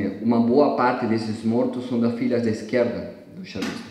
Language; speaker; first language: Portuguese; non-native, fluent; Spanish